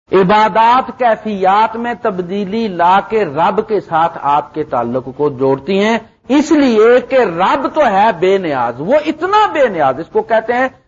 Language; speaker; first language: Urdu; non-native, local second language; Punjabi